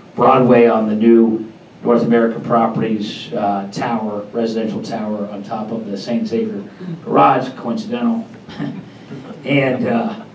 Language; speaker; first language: English; native; English